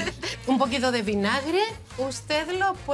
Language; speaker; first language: Spanish; non-native, fluent; Greek